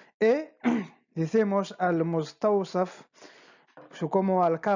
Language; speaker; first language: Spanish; non-native, fluent; Arabic